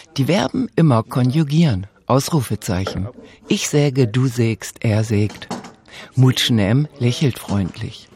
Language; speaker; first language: German; native; German